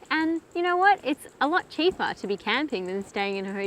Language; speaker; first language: English; native; English